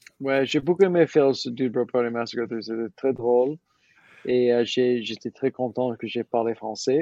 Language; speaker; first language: French; non-native, learner; English